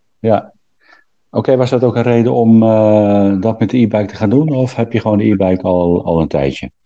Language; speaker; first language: Dutch; native; Dutch